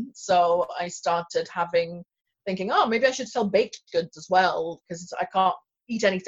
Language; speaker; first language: English; non-native, local second language; Swahili